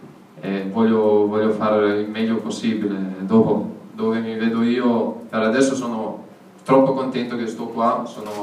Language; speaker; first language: Italian; non-native, fluent; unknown